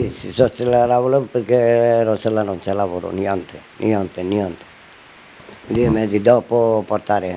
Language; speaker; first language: Italian; non-native, learner; Bangla